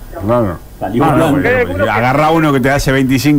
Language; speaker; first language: Spanish; native; Spanish